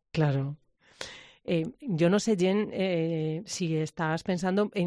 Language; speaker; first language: Spanish; native; Spanish